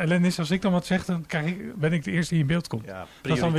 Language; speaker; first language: Dutch; native; Dutch